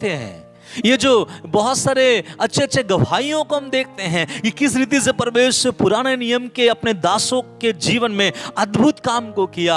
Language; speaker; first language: Hindi; non-native, local second language; Bangla